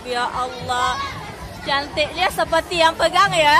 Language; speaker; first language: Indonesian; native; Indonesian